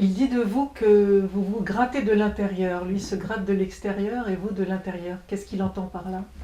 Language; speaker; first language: French; native; French